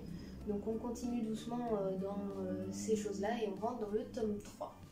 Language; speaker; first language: French; native; French